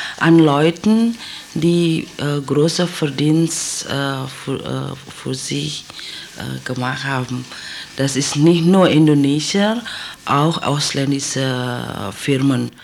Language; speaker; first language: German; non-native, learner; Indonesian